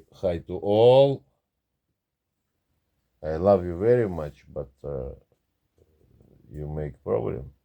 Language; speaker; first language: English; non-native, learner; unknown